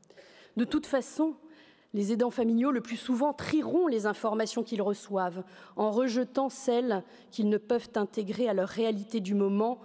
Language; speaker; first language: French; native; French